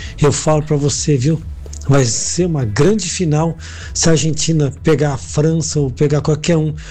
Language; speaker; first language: Portuguese; native; Portuguese